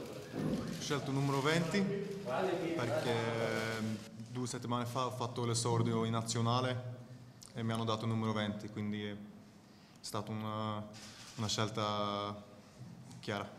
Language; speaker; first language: Italian; non-native, fluent; Swedish